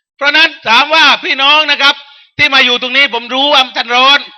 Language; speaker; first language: Thai; non-native, local second language; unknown